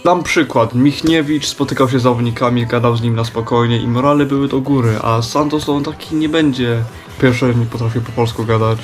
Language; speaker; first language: Polish; early bilingual, heritage; Polish